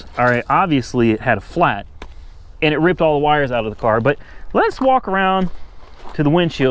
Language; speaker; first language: English; native; English